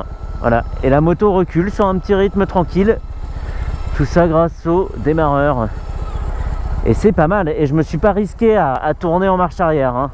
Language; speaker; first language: French; native; French